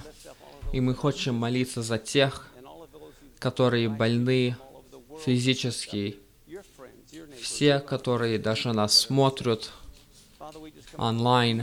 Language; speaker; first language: Russian; early bilingual, heritage; Russian